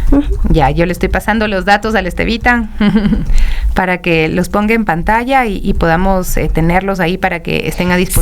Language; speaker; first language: Spanish; native; Spanish